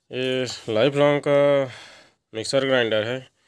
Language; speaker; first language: Hindi; native; Hindi